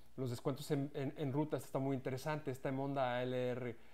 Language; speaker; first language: Spanish; native; Spanish